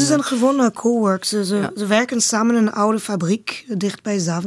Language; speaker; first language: Dutch; non-native, learner; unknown